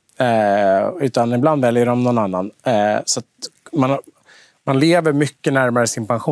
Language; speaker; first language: Swedish; native; Swedish